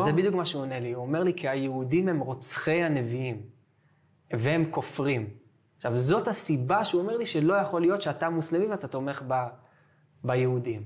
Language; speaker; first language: Hebrew; native; Hebrew